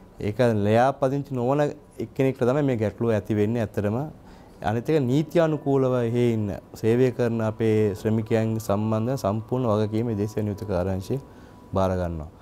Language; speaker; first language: Sinhala; non-native, local second language; Tamil